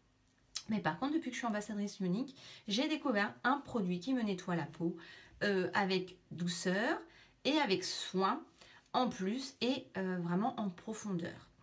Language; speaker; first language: French; native; French